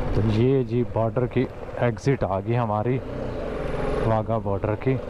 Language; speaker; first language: Urdu; non-native, local second language; Punjabi